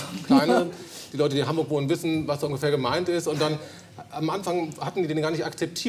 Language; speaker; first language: German; native; German